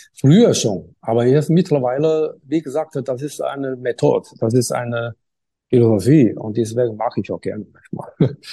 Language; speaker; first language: German; non-native, learner; Chinese